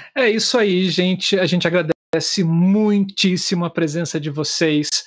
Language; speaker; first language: Portuguese; native; Portuguese